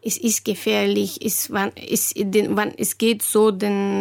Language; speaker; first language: German; non-native, fluent; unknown